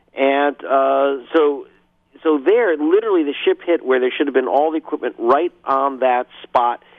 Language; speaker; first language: English; native; English